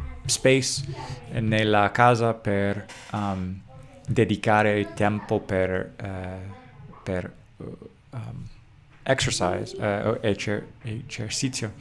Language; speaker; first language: Italian; non-native, learner; English